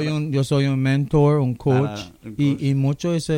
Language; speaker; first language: Spanish; non-native, local second language; English